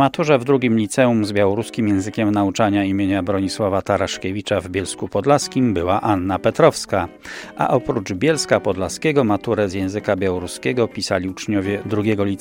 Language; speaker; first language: Polish; native; Polish